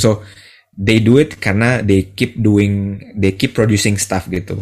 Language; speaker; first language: English; non-native, fluent; Indonesian